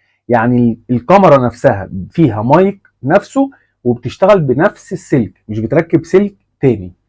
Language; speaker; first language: Arabic; native; Arabic